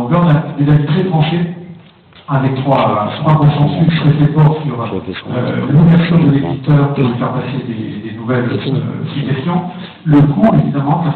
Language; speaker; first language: French; native; French